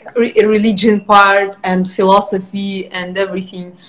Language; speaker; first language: English; non-native, fluent; Russian